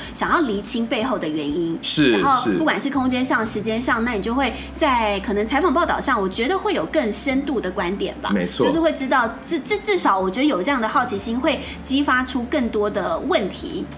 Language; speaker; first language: Chinese; native; Chinese